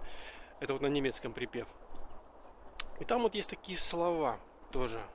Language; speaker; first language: Russian; native; Russian